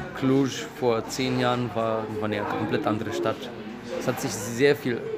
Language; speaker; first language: German; non-native, fluent; Romanian